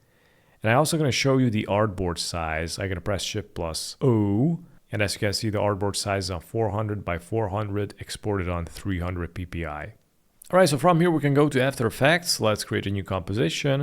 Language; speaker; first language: English; non-native, fluent; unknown